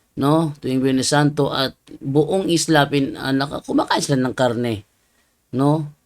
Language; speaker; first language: Filipino; native; Filipino